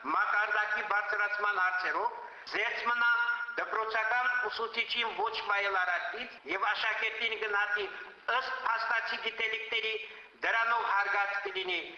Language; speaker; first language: Armenian; native; Armenian